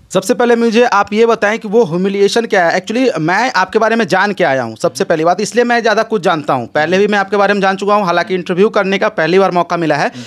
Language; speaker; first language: Hindi; native; Hindi